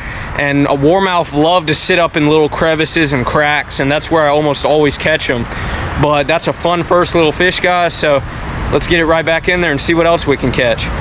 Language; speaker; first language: English; native; English